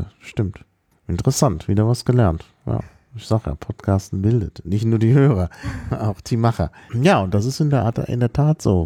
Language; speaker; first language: German; native; German